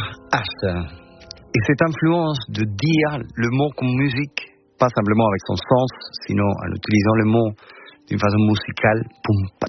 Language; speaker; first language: French; non-native, fluent; Spanish